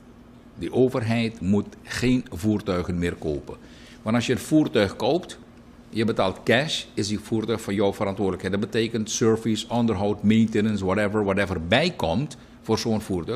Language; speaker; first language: Dutch; native; Dutch